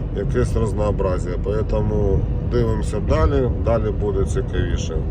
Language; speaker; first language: Ukrainian; non-native, local second language; Russian